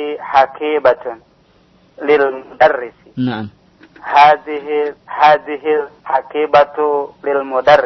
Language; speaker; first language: Arabic; non-native, learner; Indonesian